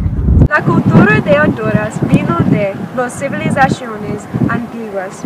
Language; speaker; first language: Spanish; non-native, learner; English